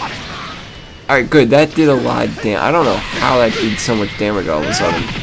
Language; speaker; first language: English; native; English